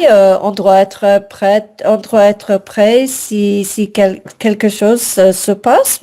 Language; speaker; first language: French; non-native, fluent; English